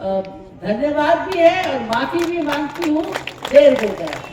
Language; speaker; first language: Hindi; non-native, local second language; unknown